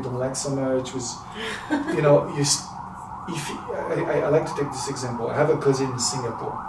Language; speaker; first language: English; non-native, fluent; French